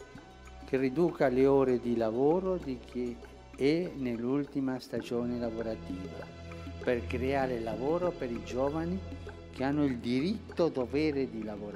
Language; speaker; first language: Italian; non-native, fluent; Spanish